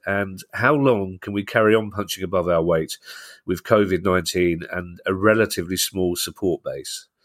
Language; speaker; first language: English; native; English